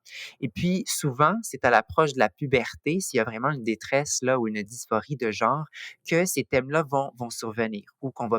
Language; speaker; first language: French; native; French